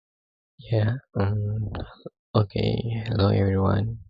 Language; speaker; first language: English; non-native, learner; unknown